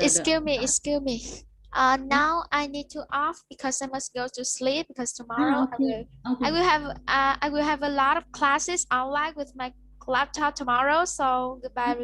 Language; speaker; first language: English; non-native, learner; Vietnamese